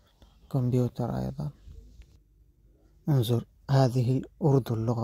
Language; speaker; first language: Arabic; non-native, fluent; Pashto